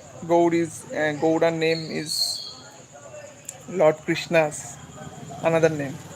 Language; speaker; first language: English; non-native, local second language; Bangla